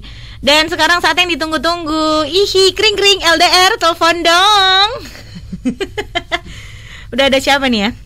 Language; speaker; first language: Indonesian; native; Indonesian